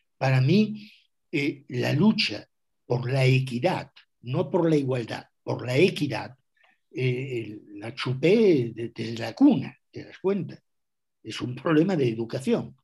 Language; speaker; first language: Spanish; non-native, local second language; Galician